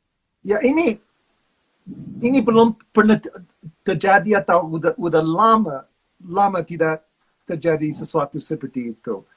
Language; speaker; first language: Indonesian; non-native, fluent; English